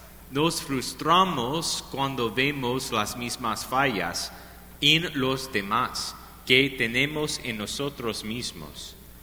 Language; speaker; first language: Spanish; non-native, learner; English